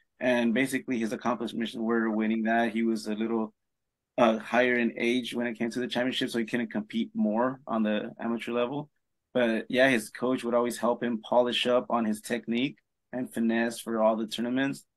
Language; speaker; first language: English; early bilingual, other home language; Spanish